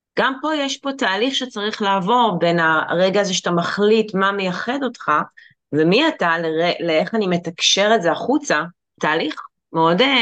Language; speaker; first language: Hebrew; early bilingual, other home language; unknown